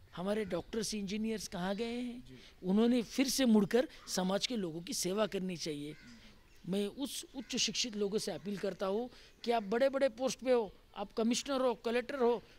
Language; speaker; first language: Hindi; non-native, local second language; Marathi